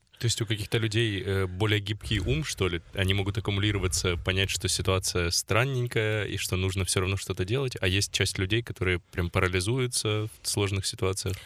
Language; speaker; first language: Russian; native; Russian